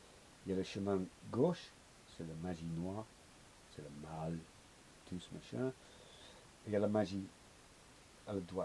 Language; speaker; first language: French; non-native, learner; English